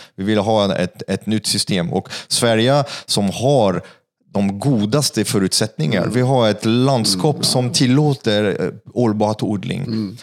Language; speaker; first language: Swedish; non-native, fluent; French